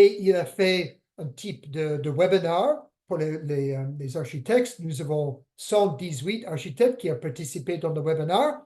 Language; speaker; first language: French; non-native, fluent; English